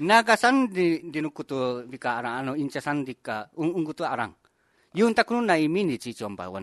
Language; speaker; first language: Japanese; native; Japanese